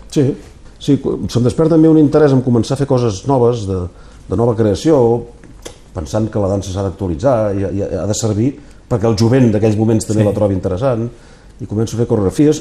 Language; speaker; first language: Catalan; native; Catalan